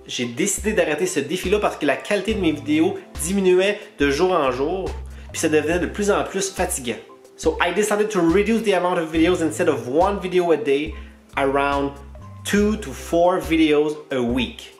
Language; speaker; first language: French; native; French